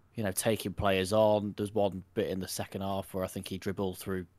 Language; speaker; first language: English; native; English